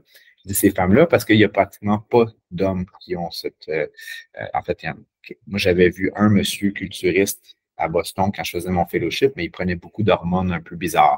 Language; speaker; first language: French; native; French